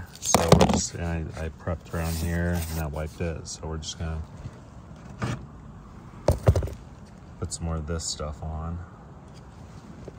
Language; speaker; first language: English; native; English